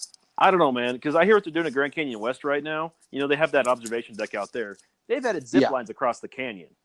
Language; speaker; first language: English; native; English